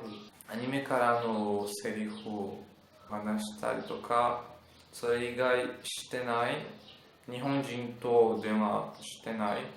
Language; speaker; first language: Japanese; non-native, learner; Portuguese